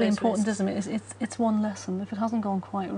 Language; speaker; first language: English; native; English